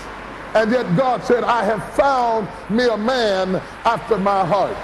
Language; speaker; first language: English; native; English